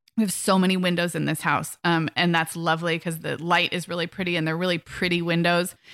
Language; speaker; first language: English; native; English